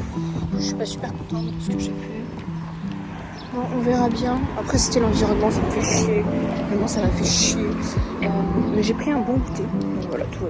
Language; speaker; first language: French; native; French